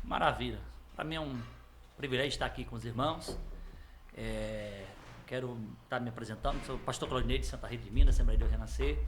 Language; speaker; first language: Portuguese; native; Portuguese